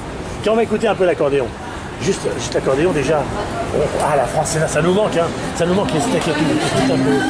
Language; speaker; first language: French; native; French